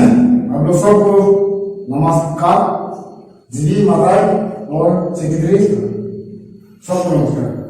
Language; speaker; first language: Hindi; non-native, local second language; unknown